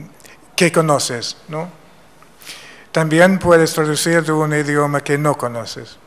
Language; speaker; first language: Spanish; non-native, fluent; English